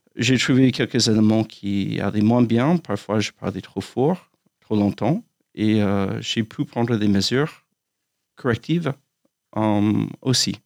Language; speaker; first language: French; non-native, fluent; English